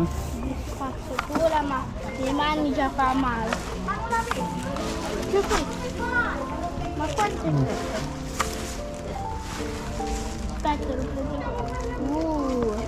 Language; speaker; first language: Italian; early bilingual, other home language; Filipino